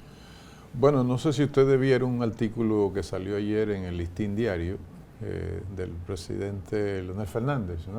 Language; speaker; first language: Spanish; native; Spanish